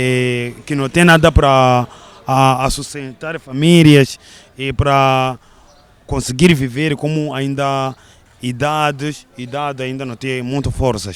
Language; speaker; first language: Portuguese; non-native, learner; Kinyarwanda